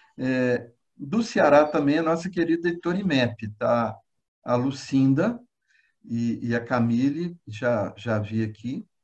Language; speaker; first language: Portuguese; native; Portuguese